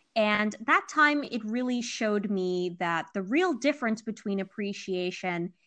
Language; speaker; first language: English; early bilingual, other home language; Hindi